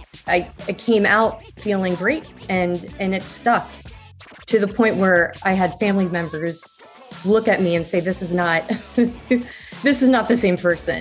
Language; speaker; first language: English; native; English